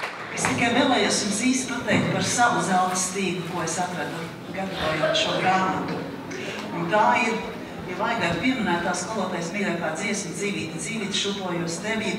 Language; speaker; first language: Latvian; native; Latvian